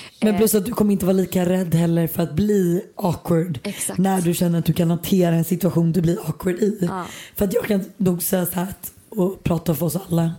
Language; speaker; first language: Swedish; native; Swedish